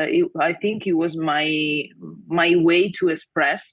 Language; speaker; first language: English; non-native, fluent; Italian